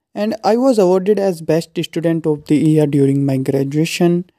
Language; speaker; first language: English; non-native, local second language; Hindi